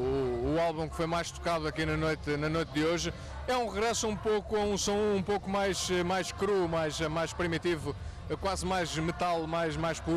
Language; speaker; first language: Portuguese; native; Portuguese